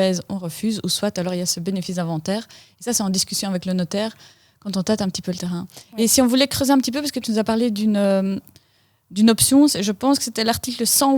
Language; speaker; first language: French; native; French